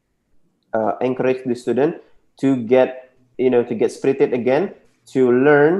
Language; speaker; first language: English; non-native, local second language; Indonesian